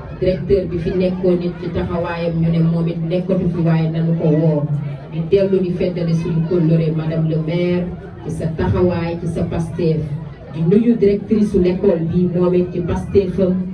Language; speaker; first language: Wolof; native; Wolof